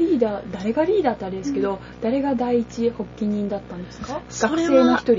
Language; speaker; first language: Japanese; native; Japanese